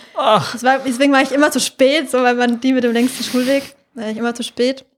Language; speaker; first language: German; native; German